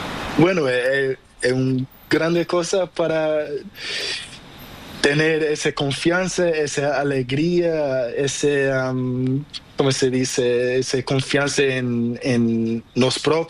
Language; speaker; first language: Spanish; non-native, learner; Portuguese